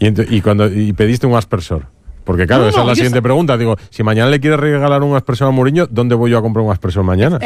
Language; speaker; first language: Spanish; native; Spanish